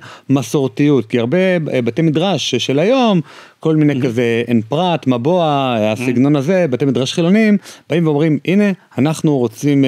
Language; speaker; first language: Hebrew; native; Hebrew